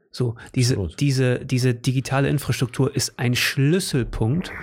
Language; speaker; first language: German; early bilingual, other home language; Portuguese